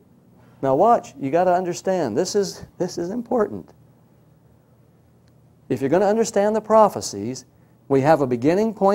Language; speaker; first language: English; native; English